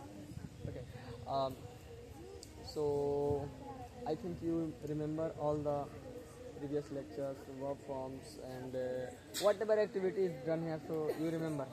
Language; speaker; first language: English; non-native, local second language; Hindi